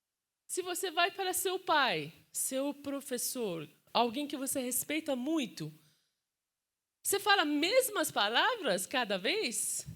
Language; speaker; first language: Portuguese; non-native, fluent; Persian